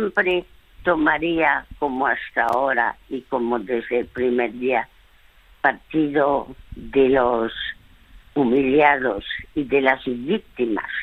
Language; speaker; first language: Spanish; early bilingual, other home language; French